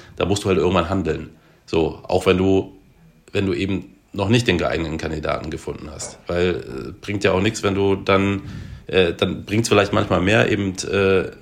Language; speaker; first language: German; native; German